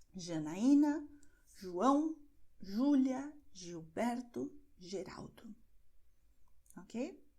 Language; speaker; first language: Portuguese; native; Portuguese